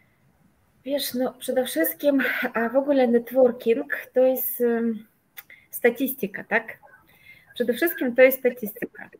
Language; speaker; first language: Polish; non-native, fluent; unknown